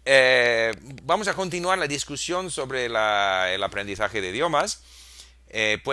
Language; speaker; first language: Spanish; non-native, fluent; English